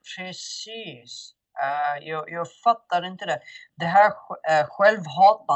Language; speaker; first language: Swedish; non-native, fluent; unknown